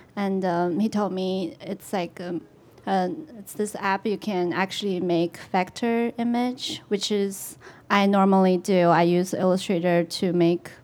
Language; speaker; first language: English; non-native, fluent; Chinese